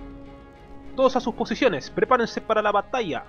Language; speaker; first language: Spanish; native; Spanish